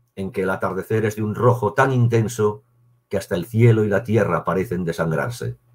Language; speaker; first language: Spanish; native; Spanish